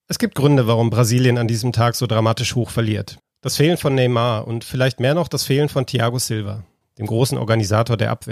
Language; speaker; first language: German; native; German